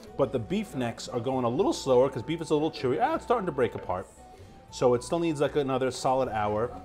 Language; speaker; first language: English; native; English